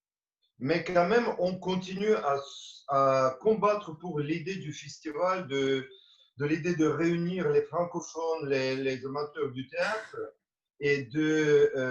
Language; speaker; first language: French; non-native, fluent; Romanian